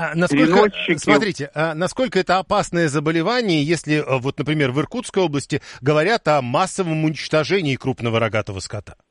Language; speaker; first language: Russian; native; Russian